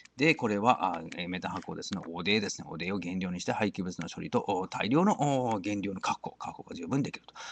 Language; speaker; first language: Japanese; native; Japanese